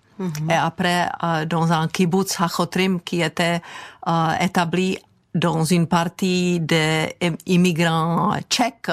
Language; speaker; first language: French; non-native, fluent; Czech